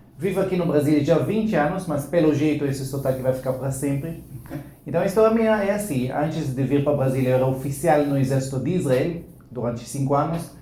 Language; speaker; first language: Portuguese; non-native, fluent; Hebrew